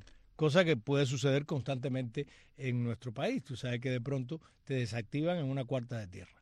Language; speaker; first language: Spanish; native; Spanish